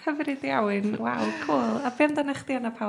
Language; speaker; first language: Welsh; native; Welsh